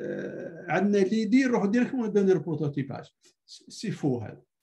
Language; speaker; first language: Arabic; native; Arabic